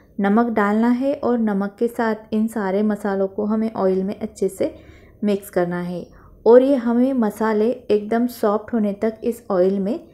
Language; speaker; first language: Hindi; non-native, local second language; Marathi